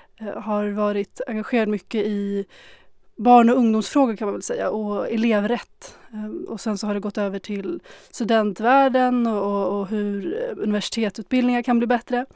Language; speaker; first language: Swedish; early bilingual, other home language; Arabic